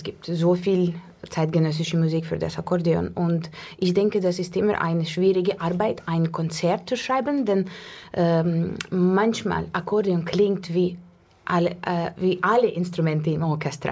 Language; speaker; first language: German; non-native, learner; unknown